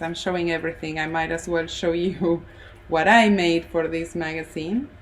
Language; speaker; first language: English; non-native, fluent; Spanish